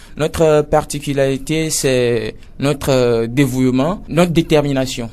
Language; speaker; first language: French; non-native, local second language; Ewe